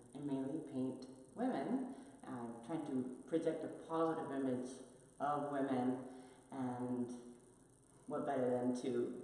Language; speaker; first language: English; non-native, fluent; Spanish